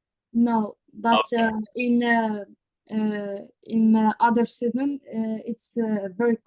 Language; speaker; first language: English; non-native, learner; Arabic